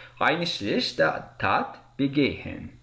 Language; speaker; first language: German; non-native, fluent; Persian